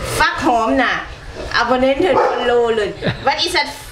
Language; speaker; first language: German; non-native, learner; Thai